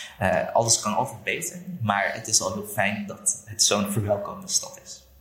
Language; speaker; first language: Dutch; early bilingual, other home language; Uyghur